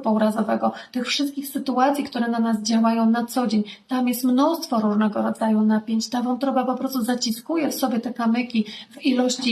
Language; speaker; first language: Polish; native; Polish